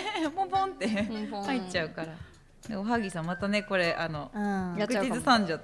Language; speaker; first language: Japanese; native; Japanese